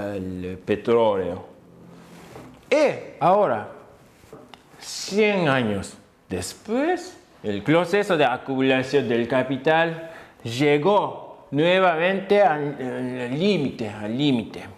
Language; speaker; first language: Spanish; non-native, fluent; Japanese